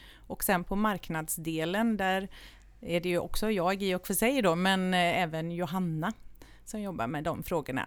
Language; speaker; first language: Swedish; native; Swedish